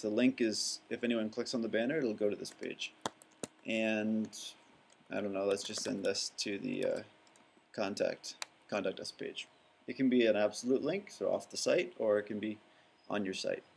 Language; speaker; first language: English; native; English